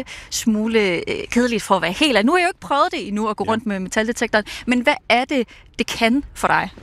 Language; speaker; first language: Danish; native; Danish